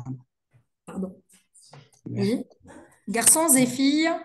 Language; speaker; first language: French; non-native, local second language; Arabic